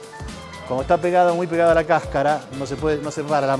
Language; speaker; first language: Spanish; native; Spanish